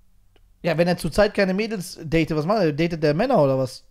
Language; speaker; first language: German; native; German